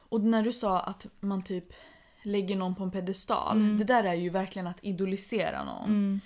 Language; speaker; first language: Swedish; early bilingual, other home language; Persian